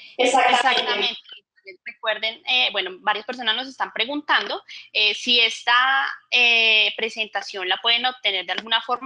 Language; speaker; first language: Spanish; native; Spanish